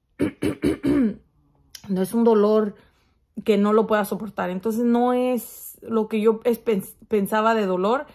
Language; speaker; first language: Spanish; early bilingual, heritage; Spanish